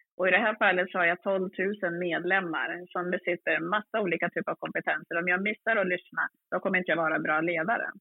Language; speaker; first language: Swedish; early bilingual, other home language; Swahili